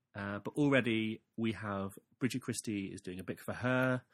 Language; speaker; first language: English; native; English